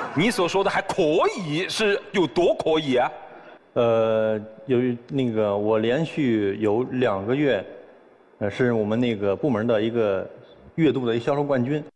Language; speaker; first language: Chinese; native; Chinese